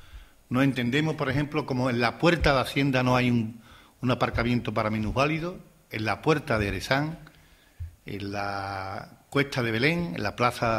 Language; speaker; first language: Spanish; native; Spanish